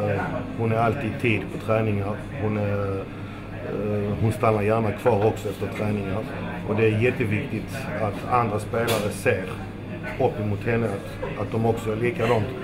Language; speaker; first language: Swedish; early bilingual, other home language; Macedonian